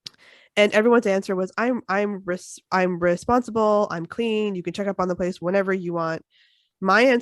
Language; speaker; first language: English; native; English